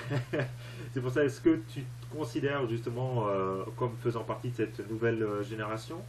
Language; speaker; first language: French; native; French